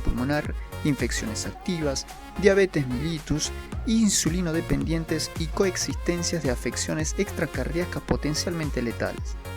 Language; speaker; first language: Spanish; native; Spanish